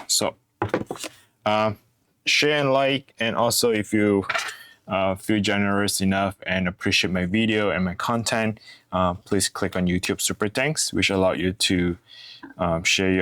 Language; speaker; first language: English; non-native, fluent; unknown